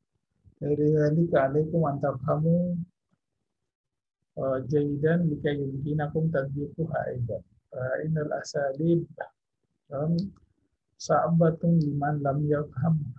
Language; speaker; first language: Arabic; non-native, fluent; Indonesian